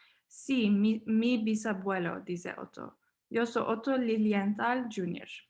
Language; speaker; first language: Spanish; non-native, learner; English